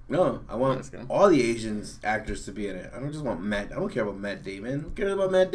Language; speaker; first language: English; native; English